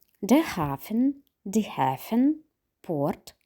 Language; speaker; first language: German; non-native, fluent; Ukrainian